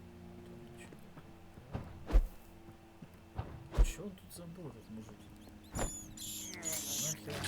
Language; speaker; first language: Russian; native; Russian